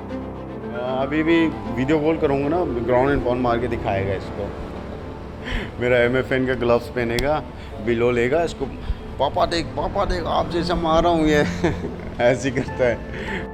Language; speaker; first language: Hindi; non-native, local second language; Manipuri